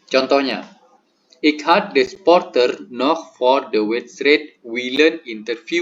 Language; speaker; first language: Dutch; non-native, learner; Indonesian